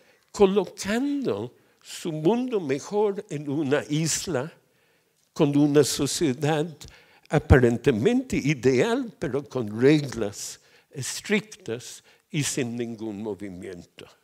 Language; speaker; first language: Spanish; non-native, fluent; English